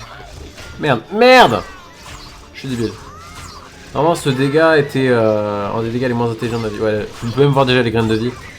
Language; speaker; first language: French; native; French